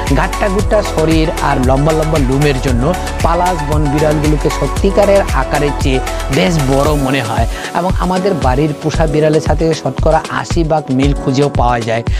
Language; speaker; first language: Bangla; non-native, local second language; Kok Borok